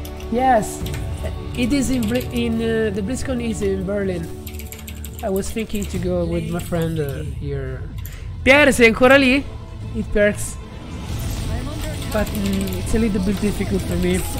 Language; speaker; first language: English; non-native, learner; Italian